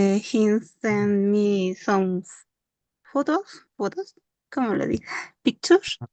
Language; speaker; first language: English; non-native, learner; Spanish